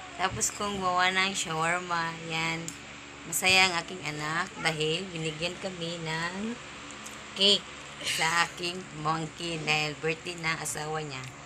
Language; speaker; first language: Filipino; non-native, local second language; Cebuano